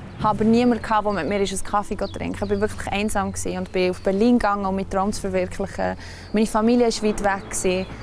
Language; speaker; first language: German; early bilingual, other home language; Albanian